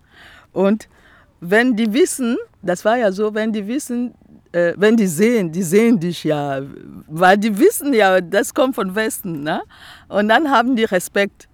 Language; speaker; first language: German; non-native, fluent; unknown